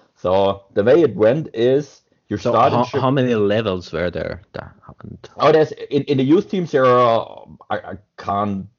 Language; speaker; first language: English; non-native, fluent; German